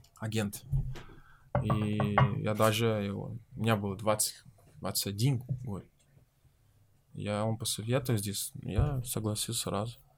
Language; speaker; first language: Russian; non-native, learner; Portuguese